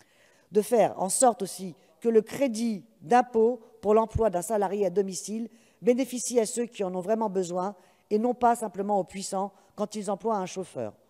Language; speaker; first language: French; native; French